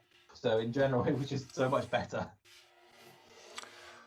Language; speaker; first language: English; native; English